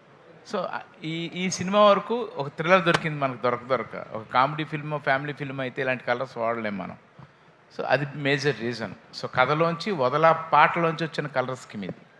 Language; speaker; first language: Telugu; native; Telugu